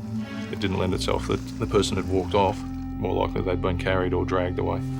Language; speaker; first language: English; native; English